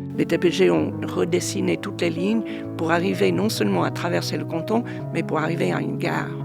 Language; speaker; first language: French; non-native, fluent; English